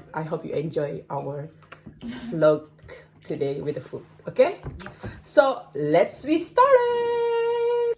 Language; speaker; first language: English; non-native, learner; Indonesian